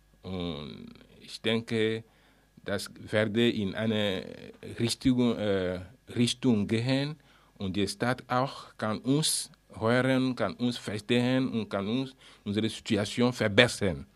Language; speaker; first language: German; non-native, learner; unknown